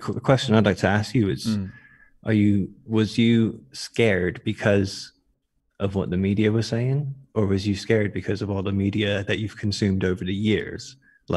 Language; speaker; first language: English; native; English